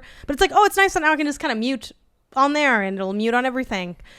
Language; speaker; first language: English; native; English